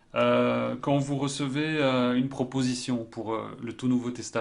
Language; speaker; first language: French; native; French